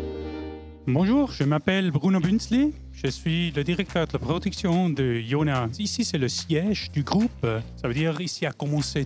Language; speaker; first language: French; non-native, fluent; German